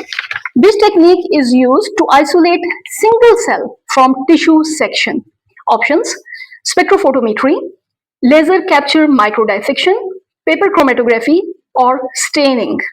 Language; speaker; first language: English; non-native, local second language; Urdu